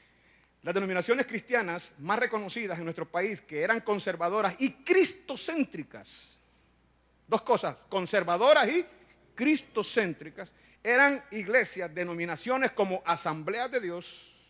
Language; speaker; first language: Spanish; native; Spanish